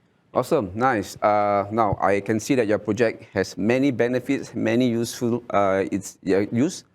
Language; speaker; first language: English; non-native, local second language; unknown